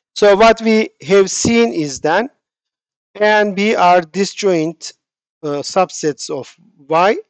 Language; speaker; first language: English; non-native, fluent; Turkish